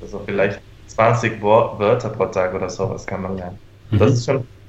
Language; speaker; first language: German; non-native, fluent; Spanish